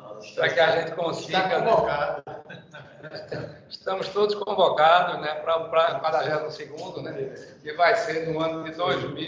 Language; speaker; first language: Portuguese; native; Portuguese